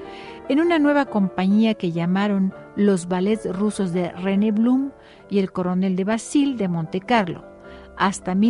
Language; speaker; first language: Spanish; native; Spanish